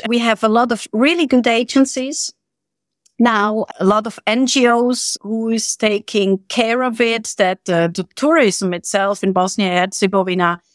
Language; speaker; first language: English; non-native, fluent; German